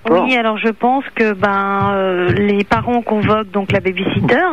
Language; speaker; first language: French; native; French